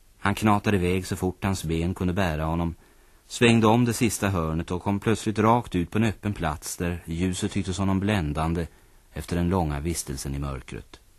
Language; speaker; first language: Swedish; native; Swedish